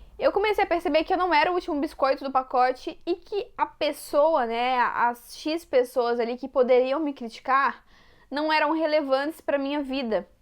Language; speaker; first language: Portuguese; native; Portuguese